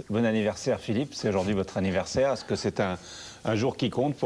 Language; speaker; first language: French; native; French